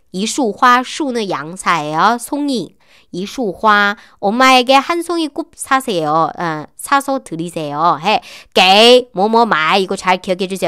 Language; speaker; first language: Korean; non-native, fluent; Chinese